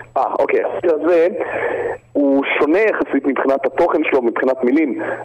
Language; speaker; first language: Hebrew; native; Hebrew